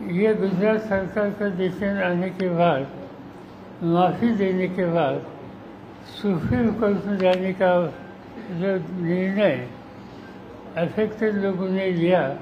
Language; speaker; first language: Hindi; non-native, local second language; Marathi